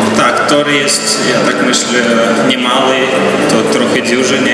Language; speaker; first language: Polish; non-native, learner; Russian